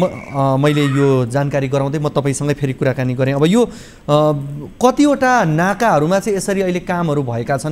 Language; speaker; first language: Nepali; native; Nepali